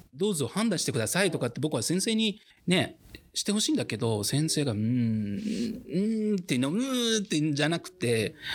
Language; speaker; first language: Japanese; non-native, fluent; Arabic